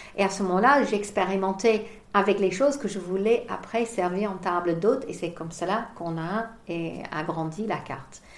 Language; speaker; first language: French; non-native, fluent; English